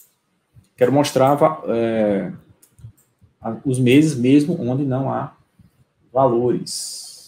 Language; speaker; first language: Portuguese; native; Portuguese